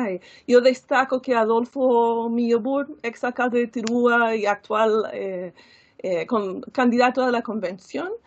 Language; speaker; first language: Spanish; non-native, fluent; English